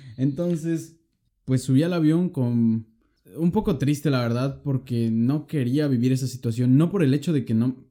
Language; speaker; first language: Spanish; native; Spanish